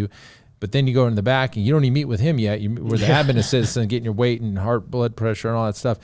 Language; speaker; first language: English; native; English